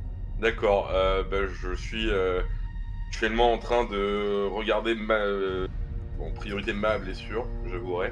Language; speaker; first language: French; native; French